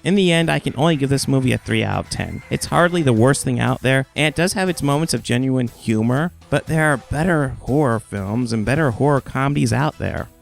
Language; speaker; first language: English; native; English